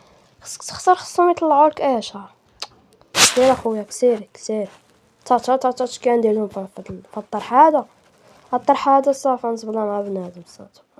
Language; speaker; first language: Arabic; native; Arabic